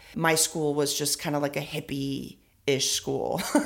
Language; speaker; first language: English; early bilingual, other home language; Spanish